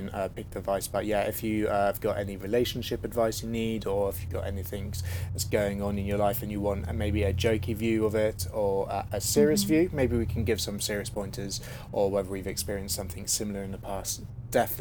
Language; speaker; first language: English; native; English